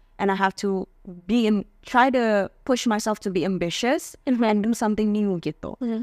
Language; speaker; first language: English; non-native, fluent; Indonesian